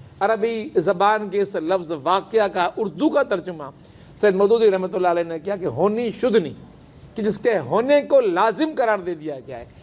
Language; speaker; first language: Urdu; non-native, local second language; Sindhi